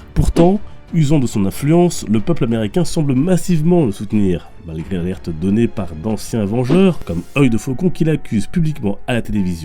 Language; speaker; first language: French; native; French